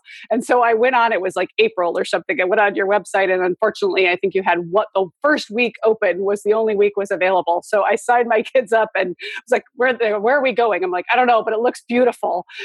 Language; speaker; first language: English; native; English